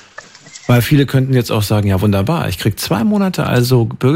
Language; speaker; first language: German; native; German